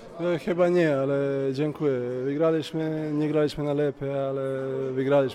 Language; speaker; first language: Polish; non-native, learner; Serbian